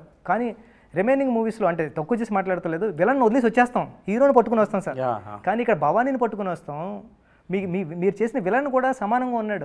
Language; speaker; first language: Telugu; native; Telugu